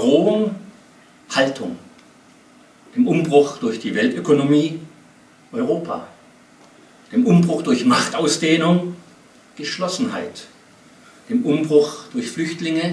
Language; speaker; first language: German; native; German